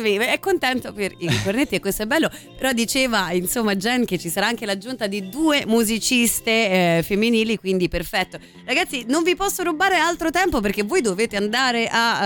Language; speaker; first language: Italian; native; Italian